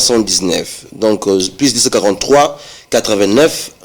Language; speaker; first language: French; non-native, local second language; Lingala